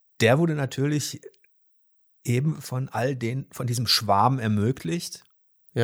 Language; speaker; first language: German; native; German